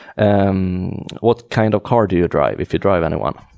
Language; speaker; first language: English; non-native, fluent; Swedish